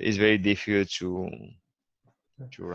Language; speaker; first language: English; non-native, learner; Italian